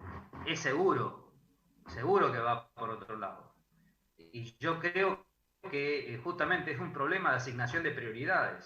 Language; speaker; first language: Spanish; native; Spanish